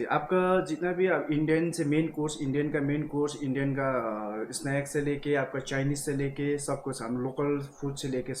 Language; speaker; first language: Hindi; non-native, local second language; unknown